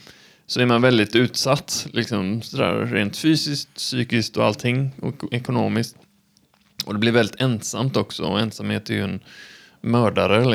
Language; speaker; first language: Swedish; native; Swedish